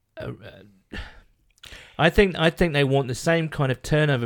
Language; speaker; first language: English; native; English